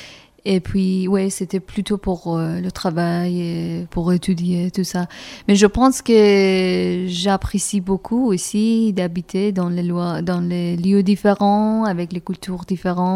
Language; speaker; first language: French; non-native, fluent; Persian